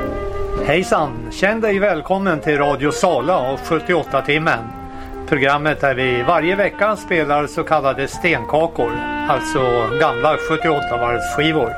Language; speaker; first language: Swedish; native; Swedish